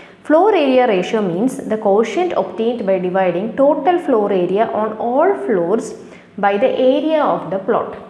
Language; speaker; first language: English; non-native, local second language; Malayalam